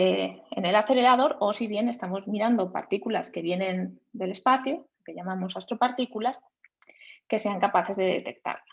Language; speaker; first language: Spanish; native; Spanish